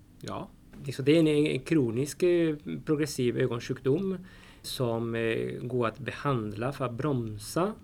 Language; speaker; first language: Swedish; non-native, fluent; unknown